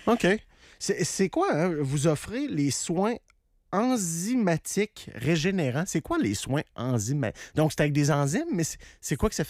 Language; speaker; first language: French; native; French